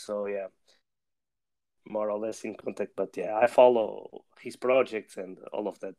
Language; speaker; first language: English; non-native, learner; Portuguese